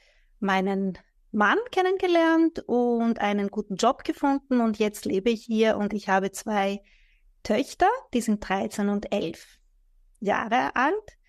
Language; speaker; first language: German; non-native, fluent; Greek